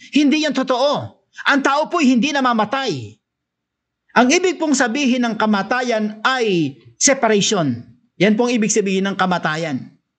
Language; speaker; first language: Filipino; non-native, local second language; Cebuano